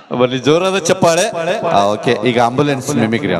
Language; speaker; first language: Kannada; native; Kannada